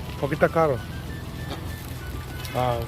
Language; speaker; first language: Spanish; non-native, learner; Sinhala